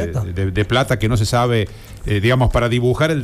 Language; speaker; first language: Spanish; native; Spanish